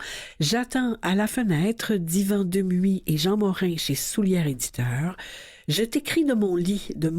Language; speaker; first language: French; native; French